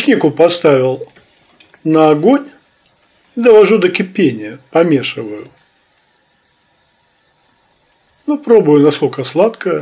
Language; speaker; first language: Russian; native; Russian